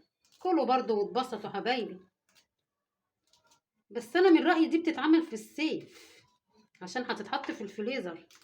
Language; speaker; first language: Arabic; native; Arabic